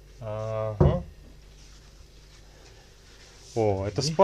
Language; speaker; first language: Russian; native; Russian